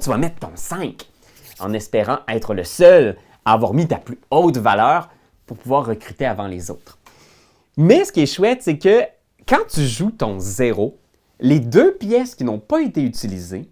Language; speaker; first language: French; native; French